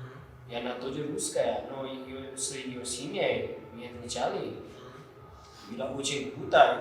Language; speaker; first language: Russian; non-native, learner; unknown